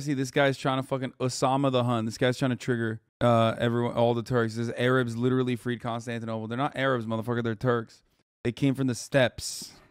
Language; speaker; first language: English; early bilingual, other home language; Turkish